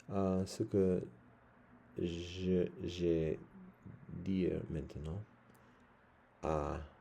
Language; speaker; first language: French; non-native, learner; English